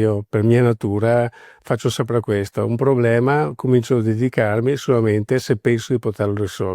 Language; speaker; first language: Italian; native; Italian